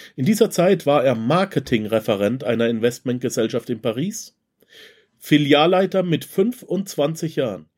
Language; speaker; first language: German; native; German